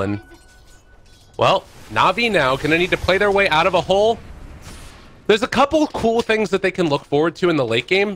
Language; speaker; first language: English; native; English